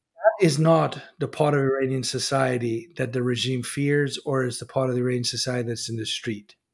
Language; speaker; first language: English; non-native, fluent; Persian